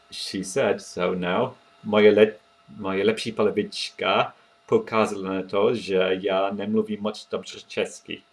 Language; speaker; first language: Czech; non-native, learner; English